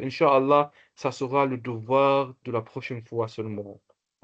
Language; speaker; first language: French; non-native, local second language; Comorian